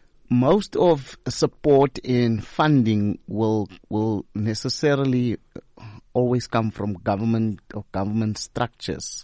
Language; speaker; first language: English; non-native, local second language; Afrikaans